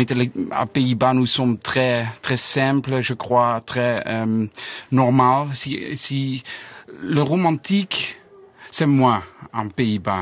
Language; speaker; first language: French; non-native, learner; Dutch